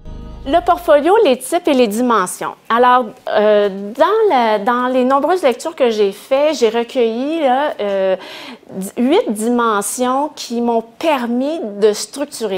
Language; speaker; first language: French; native; French